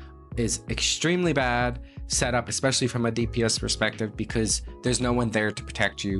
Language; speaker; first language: English; native; English